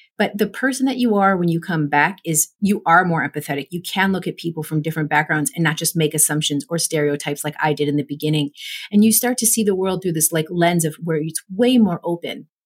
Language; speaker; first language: English; native; English